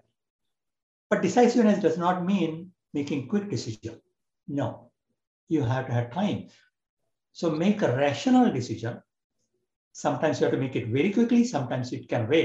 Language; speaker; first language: English; non-native, local second language; Marathi